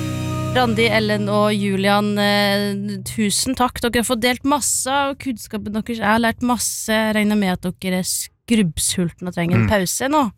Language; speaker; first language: Norwegian; native; Norwegian